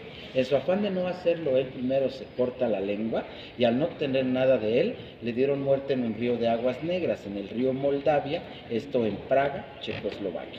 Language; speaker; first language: Spanish; native; Spanish